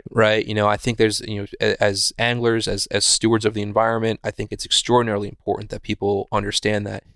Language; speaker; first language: English; native; English